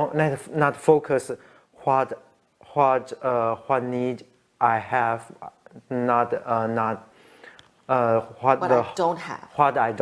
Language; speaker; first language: English; non-native, learner; Chinese